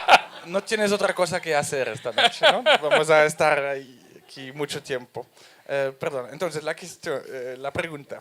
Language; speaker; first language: Spanish; non-native, fluent; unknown